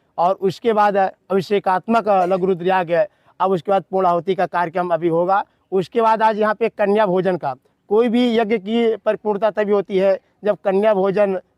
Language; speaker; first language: Hindi; non-native, local second language; Gujarati